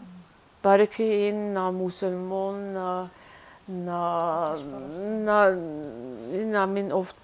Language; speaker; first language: Persian; non-native, learner; Swiss German